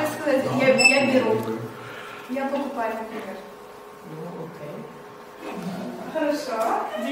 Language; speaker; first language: Russian; non-native, learner; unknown